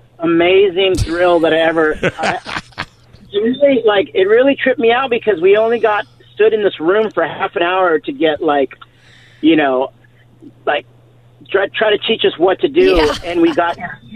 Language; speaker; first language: English; native; English